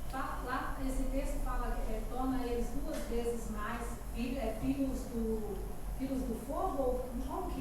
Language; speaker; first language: Portuguese; native; Portuguese